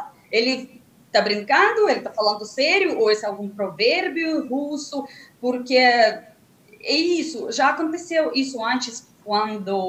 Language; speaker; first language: Portuguese; non-native, fluent; Russian